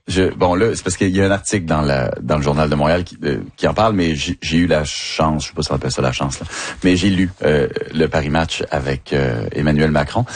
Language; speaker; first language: French; native; French